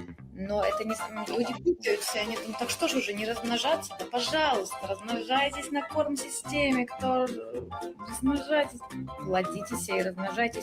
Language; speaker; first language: Russian; native; Russian